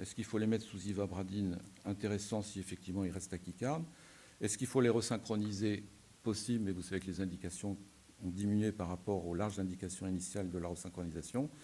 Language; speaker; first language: French; native; French